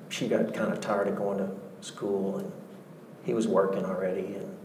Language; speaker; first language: English; native; English